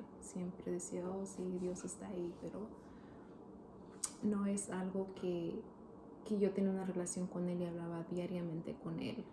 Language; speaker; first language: Spanish; early bilingual, heritage; Spanish